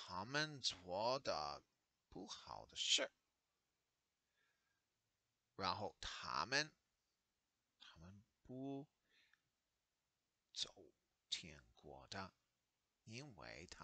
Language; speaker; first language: Chinese; non-native, learner; English